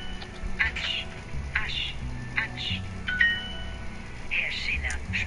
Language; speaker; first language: German; non-native, learner; English